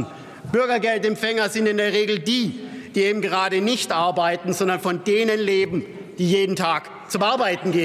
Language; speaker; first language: German; native; German